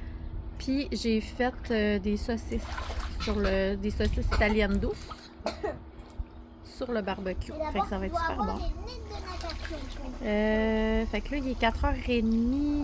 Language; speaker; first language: French; native; French